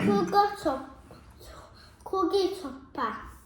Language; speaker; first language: Korean; early bilingual, heritage; Korean